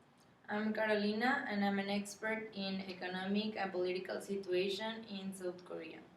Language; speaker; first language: English; non-native, learner; Spanish